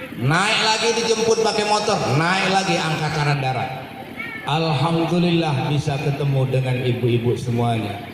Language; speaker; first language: Indonesian; non-native, local second language; Buginese